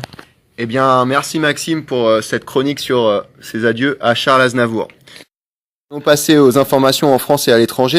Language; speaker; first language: French; native; French